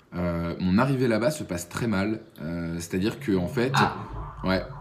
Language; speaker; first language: French; native; French